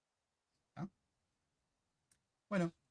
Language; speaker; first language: Spanish; native; Spanish